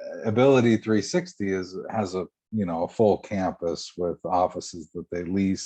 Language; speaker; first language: English; native; English